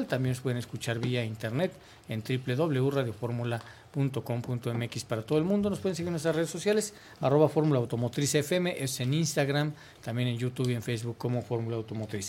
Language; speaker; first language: Spanish; native; Spanish